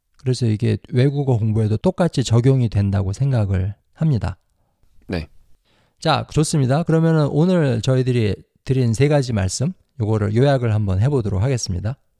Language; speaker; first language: Korean; native; Korean